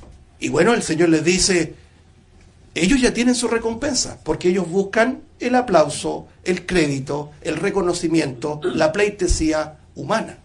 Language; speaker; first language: Spanish; native; Spanish